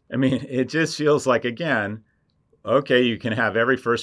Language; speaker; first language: English; native; English